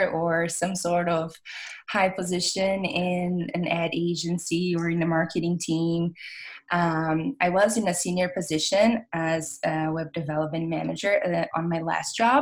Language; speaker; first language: English; non-native, fluent; Portuguese